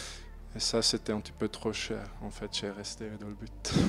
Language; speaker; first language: French; non-native, learner; German